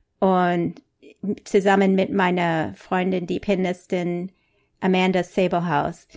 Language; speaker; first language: German; non-native, fluent; English